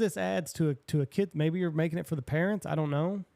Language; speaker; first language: English; native; English